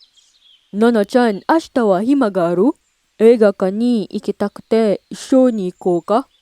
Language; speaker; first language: Japanese; non-native, learner; English